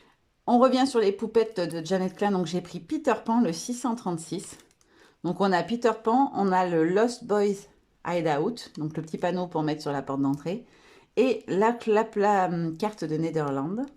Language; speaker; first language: French; native; French